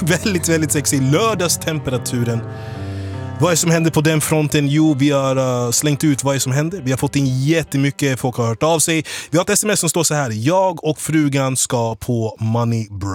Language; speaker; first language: Swedish; native; Swedish